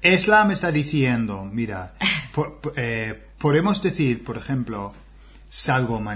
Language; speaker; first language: Spanish; non-native, fluent; English